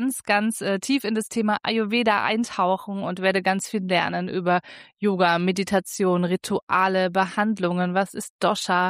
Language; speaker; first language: German; native; German